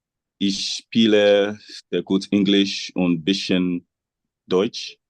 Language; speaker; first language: German; non-native, learner; English